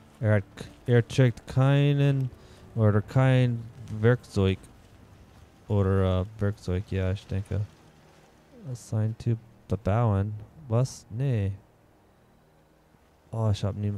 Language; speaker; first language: German; non-native, learner; English